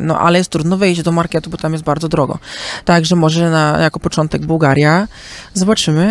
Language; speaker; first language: Polish; early bilingual, heritage; Polish